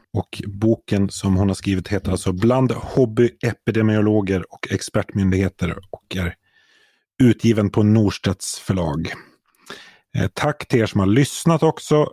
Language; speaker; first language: Swedish; native; Swedish